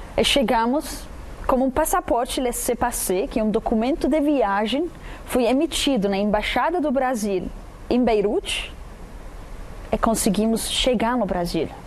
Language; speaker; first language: Portuguese; non-native, fluent; Arabic